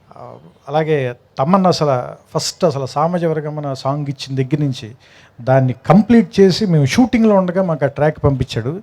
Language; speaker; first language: Telugu; native; Telugu